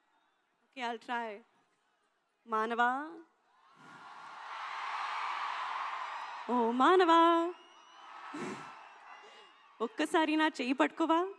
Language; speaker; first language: Telugu; non-native, learner; Hindi